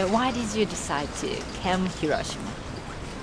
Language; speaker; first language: English; non-native, learner; Japanese